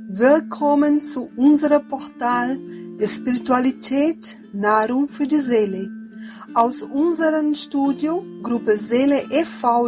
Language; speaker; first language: German; non-native, fluent; Portuguese